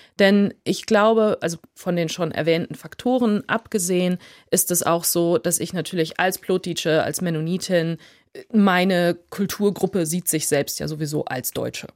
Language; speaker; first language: German; early bilingual, other home language; Plautdietsch